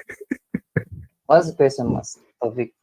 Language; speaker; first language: English; non-native, learner; Indonesian